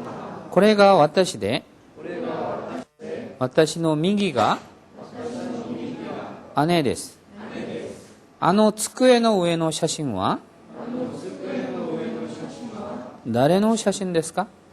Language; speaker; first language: Japanese; non-native, fluent; Korean